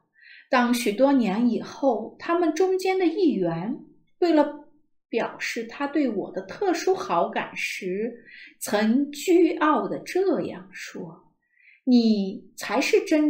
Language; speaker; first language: Chinese; native; Chinese